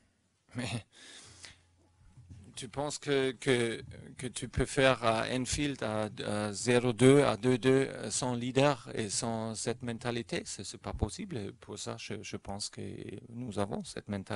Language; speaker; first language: French; non-native, learner; German